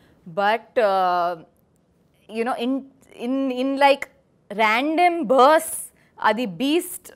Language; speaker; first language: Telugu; non-native, fluent; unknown